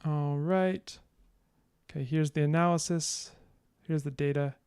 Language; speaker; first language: English; native; English